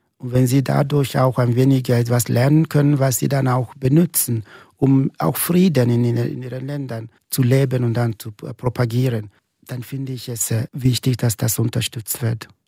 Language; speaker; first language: German; non-native, fluent; Igbo